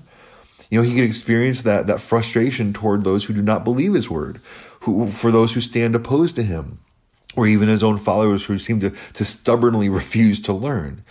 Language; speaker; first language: English; native; English